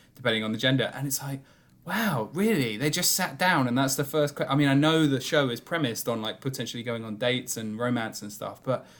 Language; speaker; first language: English; native; English